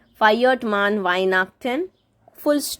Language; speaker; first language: German; non-native, fluent; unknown